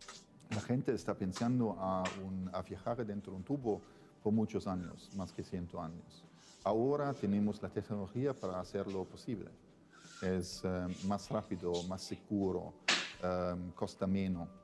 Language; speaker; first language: Spanish; non-native, fluent; Italian